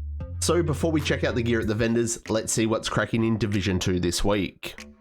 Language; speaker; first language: English; native; English